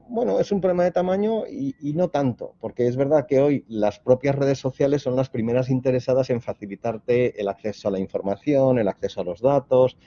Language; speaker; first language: Spanish; native; Spanish